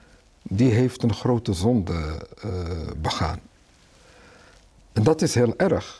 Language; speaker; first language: Dutch; early bilingual, other home language; Arabic